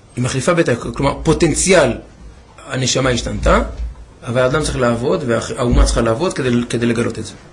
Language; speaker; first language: Hebrew; native; Hebrew